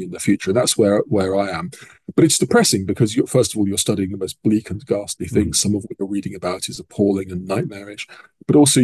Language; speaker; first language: English; native; English